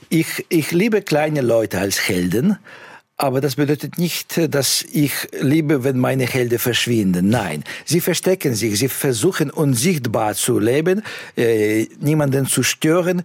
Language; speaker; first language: German; non-native, fluent; Russian